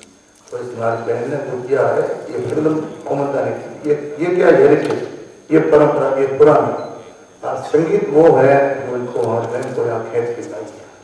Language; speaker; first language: Hindi; native; Hindi